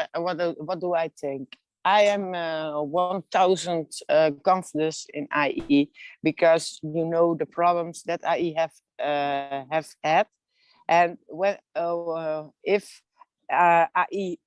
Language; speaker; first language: English; non-native, learner; Dutch